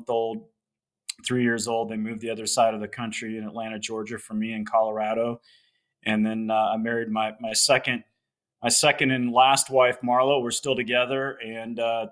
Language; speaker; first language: English; native; English